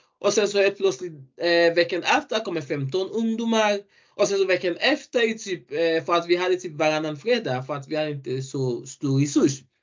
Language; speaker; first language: Swedish; non-native, fluent; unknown